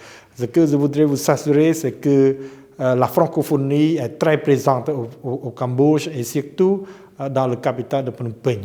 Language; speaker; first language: French; non-native, fluent; Khmer